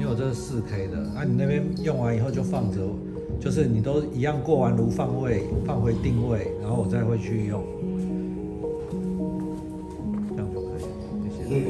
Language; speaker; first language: Chinese; native; Chinese